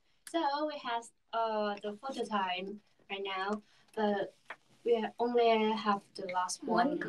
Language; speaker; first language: English; non-native, learner; Korean